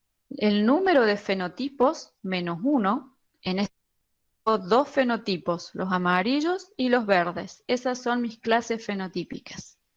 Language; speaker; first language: Spanish; native; Spanish